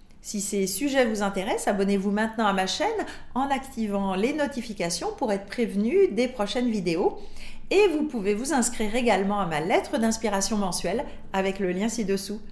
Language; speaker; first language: French; native; French